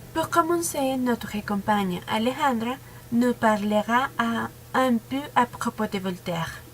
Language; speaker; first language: French; non-native, learner; Spanish